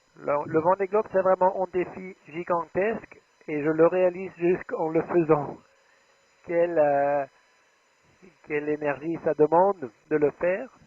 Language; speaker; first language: French; non-native, fluent; German